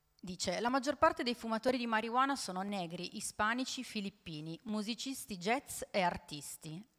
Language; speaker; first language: Italian; native; Italian